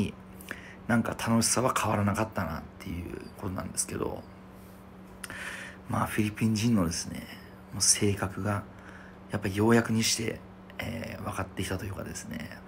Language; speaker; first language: Japanese; native; Japanese